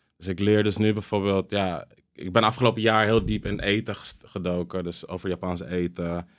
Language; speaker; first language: Dutch; early bilingual, other home language; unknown